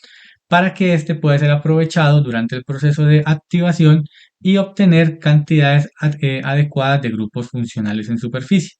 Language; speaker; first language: Spanish; native; Spanish